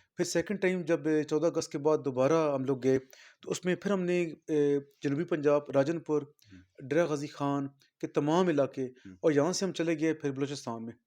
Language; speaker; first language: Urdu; non-native, local second language; Punjabi